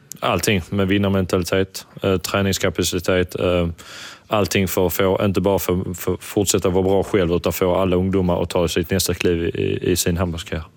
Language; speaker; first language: Swedish; native; Swedish